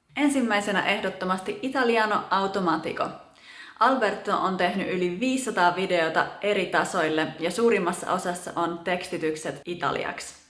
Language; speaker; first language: Finnish; native; Finnish